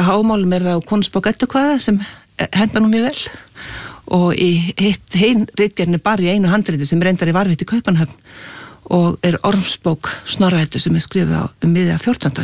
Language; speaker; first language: Icelandic; native; Icelandic